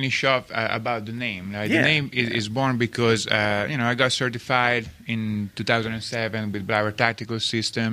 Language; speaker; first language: English; non-native, fluent; Italian